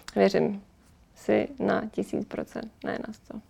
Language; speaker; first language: Czech; native; Czech